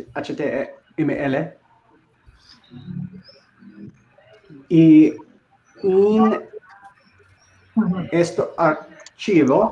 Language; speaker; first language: Spanish; non-native, learner; English